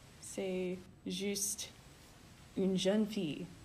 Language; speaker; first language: French; non-native, learner; English